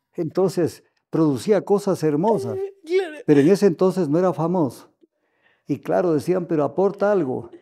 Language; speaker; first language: Spanish; native; Spanish